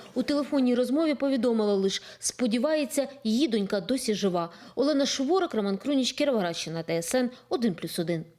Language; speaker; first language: Ukrainian; native; Ukrainian